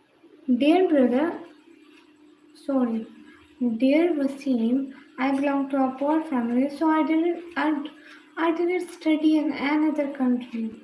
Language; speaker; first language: English; non-native, learner; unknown